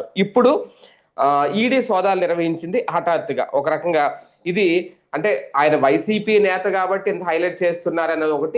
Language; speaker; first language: Telugu; native; Telugu